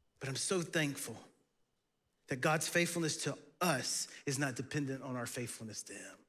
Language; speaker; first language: English; native; English